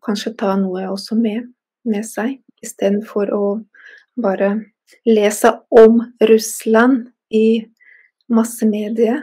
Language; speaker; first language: Norwegian; non-native, fluent; Russian